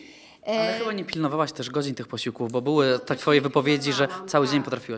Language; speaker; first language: Polish; native; Polish